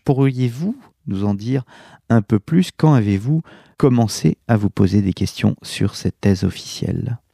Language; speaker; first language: French; native; French